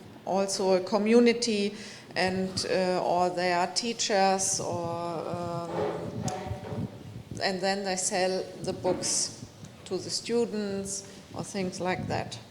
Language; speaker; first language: English; non-native, fluent; German